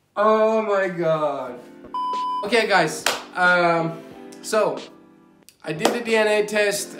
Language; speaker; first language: English; non-native, fluent; Armenian